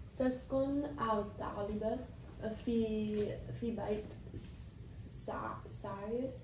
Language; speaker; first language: Arabic; non-native, learner; English